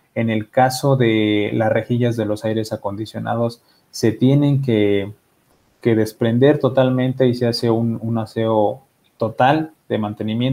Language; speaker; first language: Spanish; native; Spanish